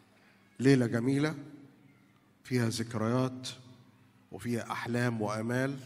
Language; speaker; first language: Arabic; native; Arabic